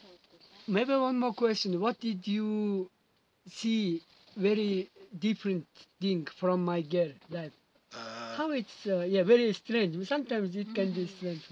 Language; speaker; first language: English; non-native, learner; Mongolian